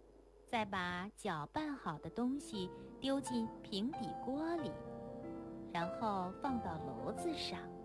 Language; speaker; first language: Chinese; native; Chinese